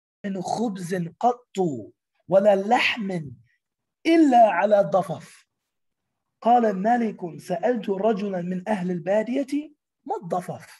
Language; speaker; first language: Arabic; non-native, fluent; English